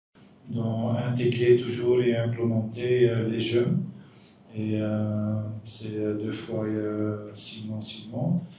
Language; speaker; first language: French; non-native, local second language; Dutch